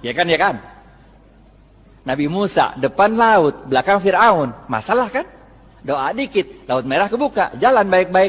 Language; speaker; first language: Indonesian; native; Indonesian